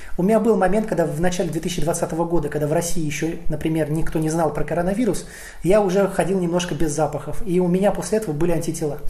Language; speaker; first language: Russian; native; Russian